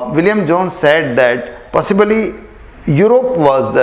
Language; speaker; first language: English; non-native, local second language; Hindi